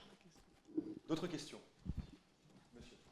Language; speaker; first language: French; native; French